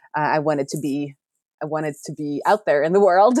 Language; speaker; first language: English; non-native, fluent; Norwegian